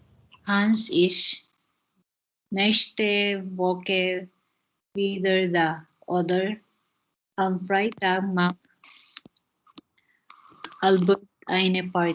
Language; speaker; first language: German; non-native, learner; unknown